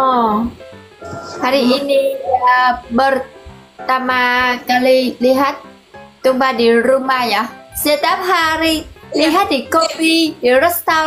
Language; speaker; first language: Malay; non-native, learner; Vietnamese